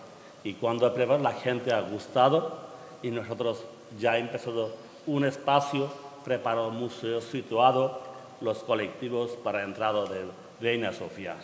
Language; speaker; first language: Spanish; non-native, learner; Bangla